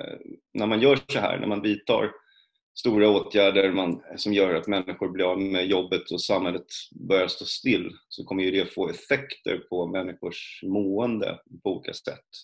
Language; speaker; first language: Swedish; native; Swedish